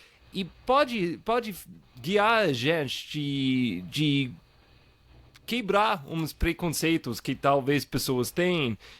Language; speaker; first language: Portuguese; non-native, fluent; English